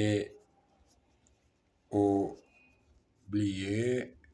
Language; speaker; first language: French; non-native, learner; Portuguese